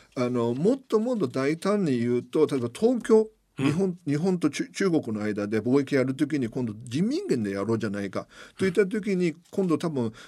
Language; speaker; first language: Japanese; non-native, fluent; Chinese